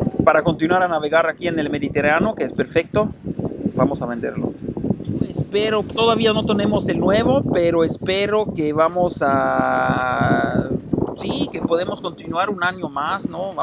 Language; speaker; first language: Spanish; non-native, fluent; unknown